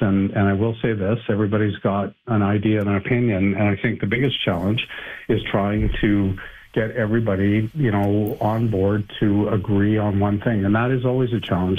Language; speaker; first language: English; native; English